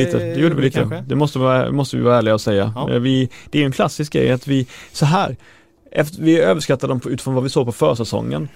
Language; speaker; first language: Swedish; native; Swedish